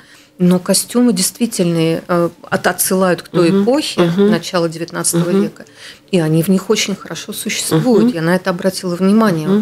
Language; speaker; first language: Russian; native; Russian